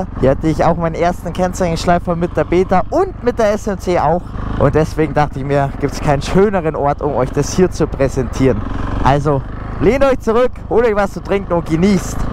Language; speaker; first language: German; native; German